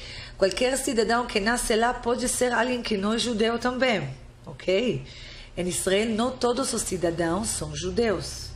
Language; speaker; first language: Portuguese; non-native, fluent; Hebrew